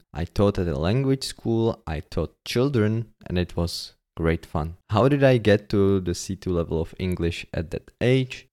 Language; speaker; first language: English; non-native, fluent; Czech